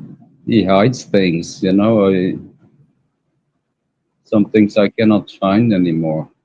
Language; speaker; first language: English; non-native, learner; Dutch